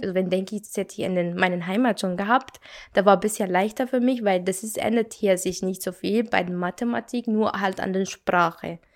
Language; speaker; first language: German; non-native, learner; Arabic